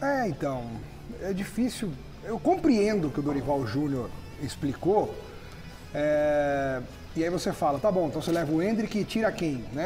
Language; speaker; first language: Portuguese; native; Portuguese